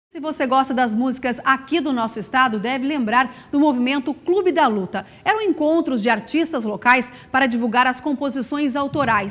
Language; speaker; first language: Portuguese; native; Portuguese